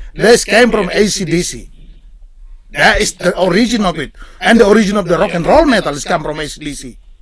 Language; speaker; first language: English; non-native, fluent; Indonesian